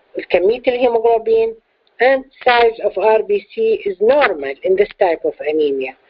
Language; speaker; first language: English; non-native, fluent; Arabic